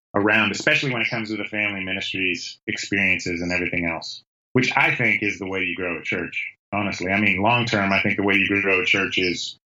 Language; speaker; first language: English; native; English